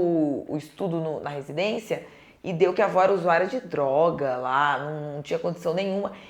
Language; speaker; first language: Portuguese; native; Portuguese